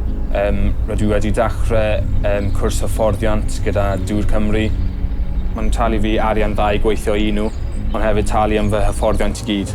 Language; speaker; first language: Welsh; non-native, local second language; English